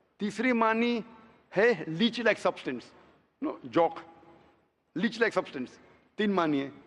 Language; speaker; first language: Hindi; non-native, local second language; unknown